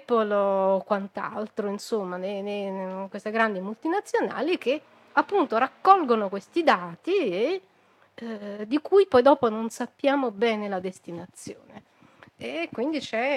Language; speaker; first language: Italian; native; Italian